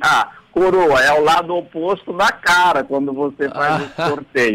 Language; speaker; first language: Portuguese; native; Portuguese